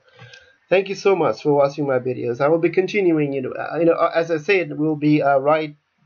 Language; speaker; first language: English; non-native, fluent; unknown